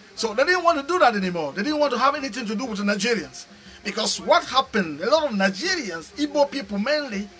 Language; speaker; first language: English; non-native, local second language; French